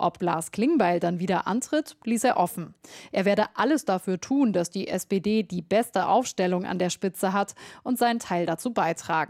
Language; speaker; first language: German; native; German